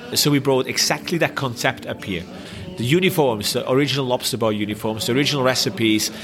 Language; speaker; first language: English; non-native, fluent; Swiss German